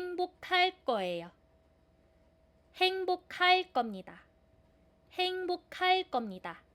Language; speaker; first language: Korean; non-native, fluent; Filipino